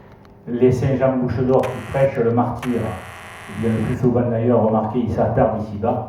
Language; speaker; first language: French; native; French